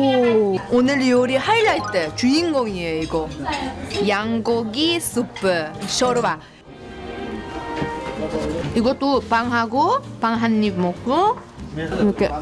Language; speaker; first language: Korean; non-native, fluent; Uzbek